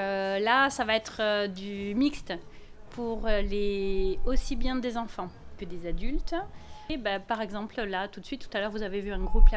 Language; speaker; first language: French; native; French